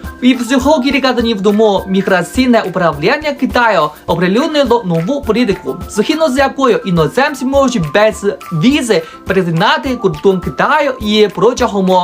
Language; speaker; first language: Ukrainian; non-native, learner; Chinese